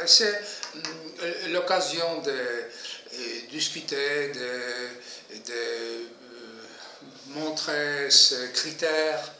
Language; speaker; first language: French; non-native, fluent; Polish